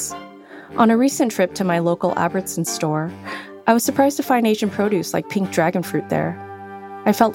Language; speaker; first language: English; native; English